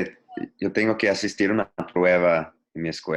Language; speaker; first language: Spanish; non-native, learner; English